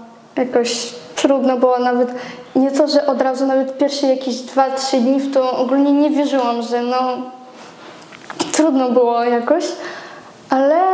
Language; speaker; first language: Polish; non-native, fluent; Ukrainian